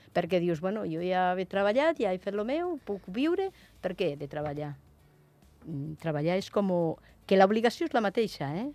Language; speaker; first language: Catalan; non-native, local second language; Spanish